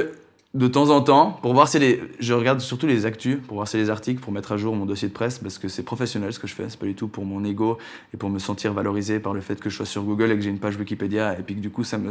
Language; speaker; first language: French; native; French